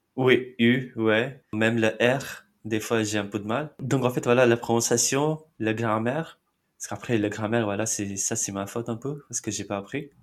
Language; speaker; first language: French; non-native, fluent; Marathi